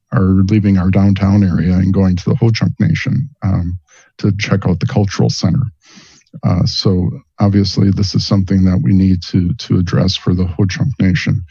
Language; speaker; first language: English; native; English